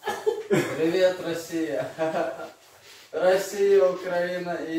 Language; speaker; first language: Russian; non-native, local second language; Ukrainian